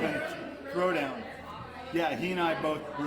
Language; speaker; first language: English; native; English